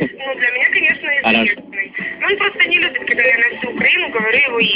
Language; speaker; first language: Russian; native; Russian